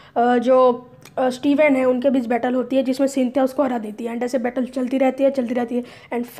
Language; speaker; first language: Hindi; native; Hindi